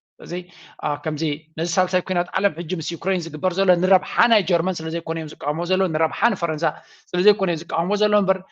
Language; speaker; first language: Tigrinya; native; Tigrinya